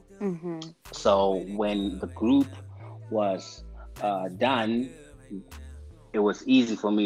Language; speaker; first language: English; non-native, local second language; Zulu